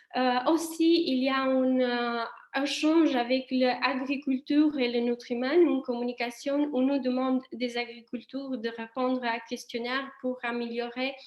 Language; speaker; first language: French; non-native, fluent; Italian